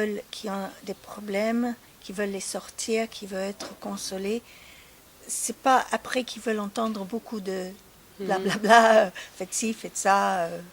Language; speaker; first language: French; non-native, fluent; English